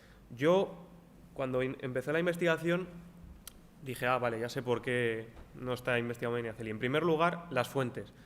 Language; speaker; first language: Spanish; native; Spanish